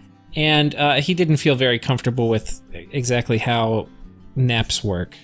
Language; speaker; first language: English; native; English